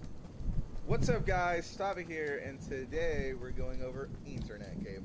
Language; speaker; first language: English; native; English